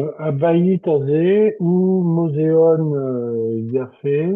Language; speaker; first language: Hebrew; non-native, learner; French